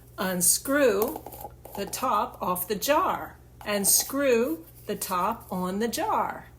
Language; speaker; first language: English; native; English